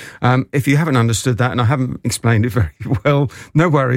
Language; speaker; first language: English; native; English